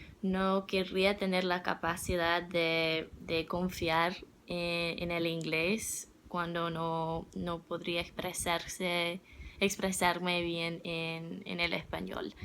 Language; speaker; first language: Spanish; non-native, learner; English